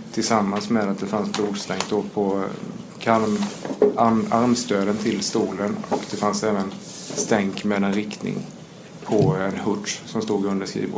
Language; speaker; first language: Swedish; native; Swedish